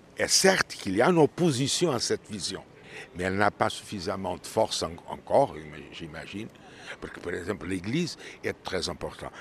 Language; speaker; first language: French; non-native, fluent; Portuguese